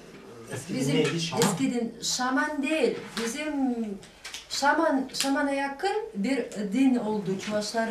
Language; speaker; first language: Turkish; non-native, learner; Chuvash